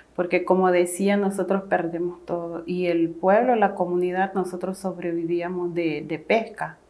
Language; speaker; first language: Spanish; native; Spanish